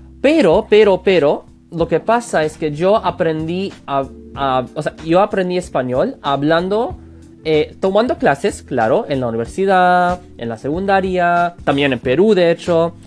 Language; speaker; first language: Spanish; non-native, fluent; English